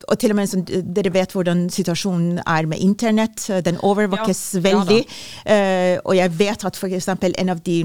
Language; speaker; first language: Norwegian; non-native, fluent; Persian